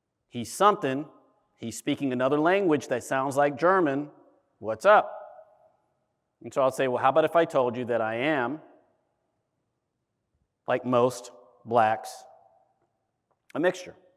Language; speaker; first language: English; early bilingual, other home language; German